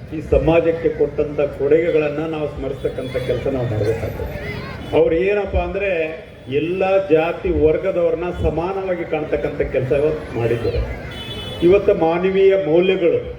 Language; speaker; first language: Kannada; native; Kannada